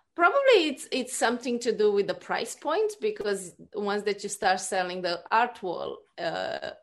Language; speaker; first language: English; non-native, fluent; Romanian